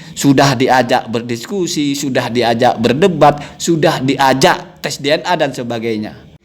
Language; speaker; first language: Indonesian; non-native, local second language; Madurese